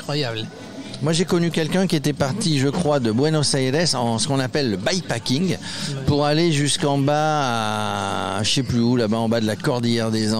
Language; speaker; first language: French; native; French